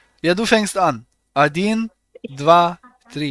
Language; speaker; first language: German; native; German